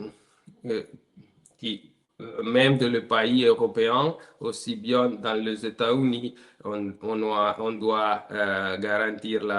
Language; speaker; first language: French; non-native, learner; Italian